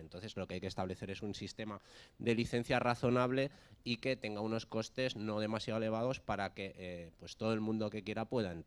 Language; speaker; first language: Spanish; native; Spanish